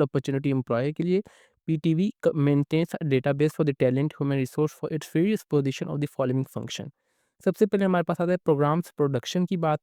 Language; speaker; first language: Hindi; non-native, local second language; Punjabi